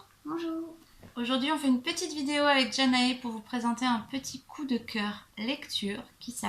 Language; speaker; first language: French; native; French